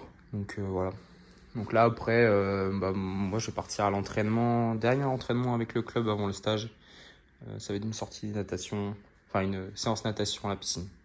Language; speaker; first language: French; native; French